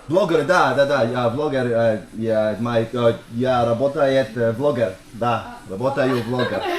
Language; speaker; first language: Russian; non-native, learner; English